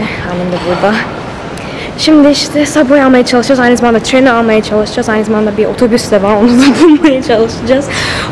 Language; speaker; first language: Turkish; early bilingual, heritage; English